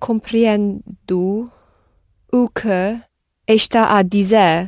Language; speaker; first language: Portuguese; non-native, learner; English